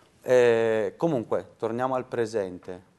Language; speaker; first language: Italian; native; Italian